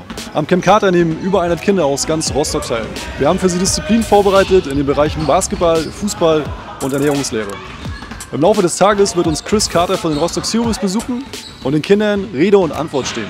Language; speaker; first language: German; native; German